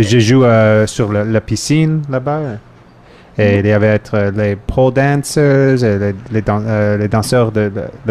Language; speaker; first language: French; non-native, learner; English